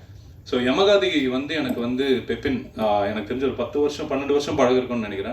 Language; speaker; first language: Tamil; native; Tamil